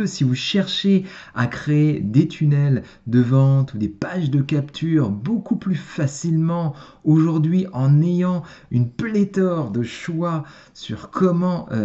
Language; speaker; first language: French; native; French